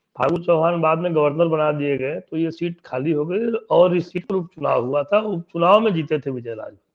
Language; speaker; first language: Hindi; native; Hindi